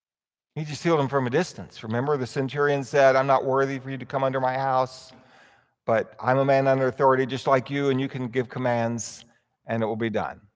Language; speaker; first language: English; native; English